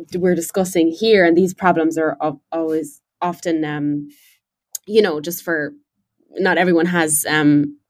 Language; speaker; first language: English; native; English